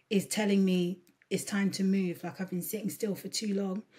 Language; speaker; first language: English; early bilingual, other home language; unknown